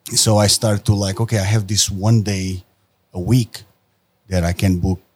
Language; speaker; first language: English; non-native, fluent; Portuguese